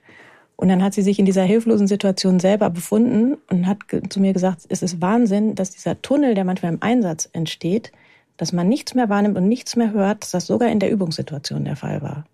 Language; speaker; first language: German; native; German